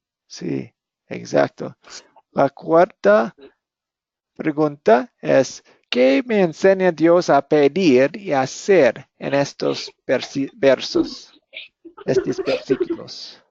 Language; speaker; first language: Spanish; non-native, fluent; English